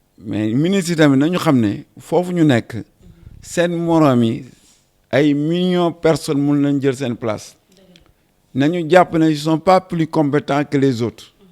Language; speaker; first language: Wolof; native; Wolof